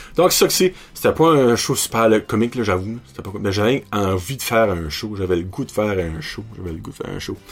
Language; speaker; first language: French; native; French